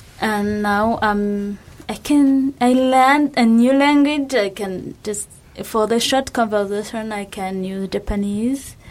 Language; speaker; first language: English; non-native, local second language; Kinyarwanda